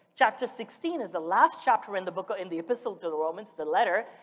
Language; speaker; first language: English; early bilingual, other home language; Malayalam